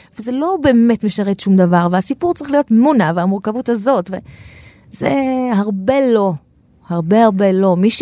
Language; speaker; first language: Hebrew; non-native, local second language; Arabic